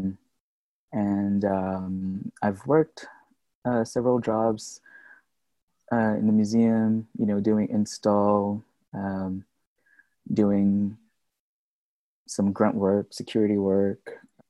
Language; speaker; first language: English; non-native, local second language; Filipino